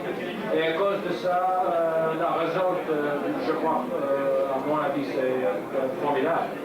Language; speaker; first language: French; non-native, learner; English